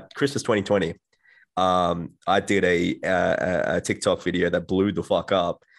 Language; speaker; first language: English; native; English